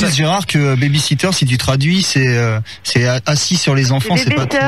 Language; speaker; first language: French; native; French